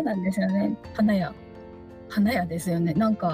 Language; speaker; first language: Japanese; native; Japanese